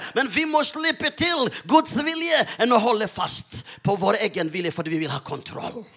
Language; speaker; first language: Norwegian; non-native, fluent; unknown